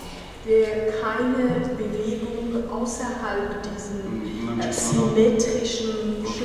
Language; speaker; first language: German; non-native, fluent; Persian